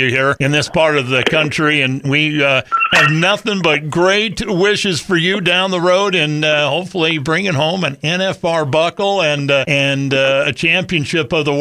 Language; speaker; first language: English; native; English